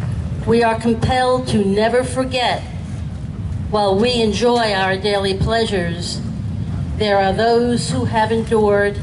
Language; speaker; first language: English; native; English